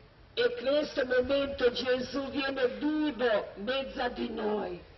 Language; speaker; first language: Italian; non-native, learner; Croatian